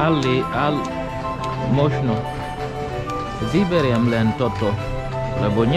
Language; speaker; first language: Slovak; non-native, learner; English